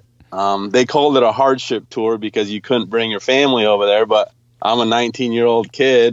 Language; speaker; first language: English; early bilingual, other home language; Polish